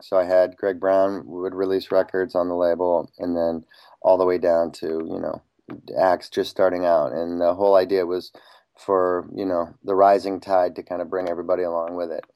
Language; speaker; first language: English; native; English